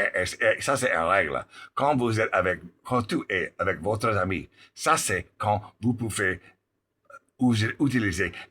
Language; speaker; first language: French; non-native, learner; English